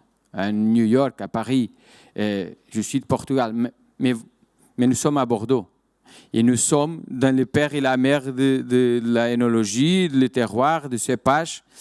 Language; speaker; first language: French; non-native, fluent; Portuguese